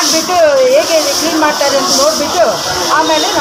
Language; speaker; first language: Kannada; non-native, local second language; Tamil